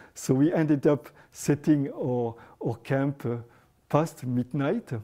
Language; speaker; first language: English; non-native, fluent; French